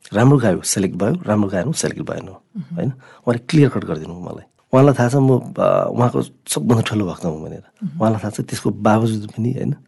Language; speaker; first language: Nepali; non-native, local second language; Sherpa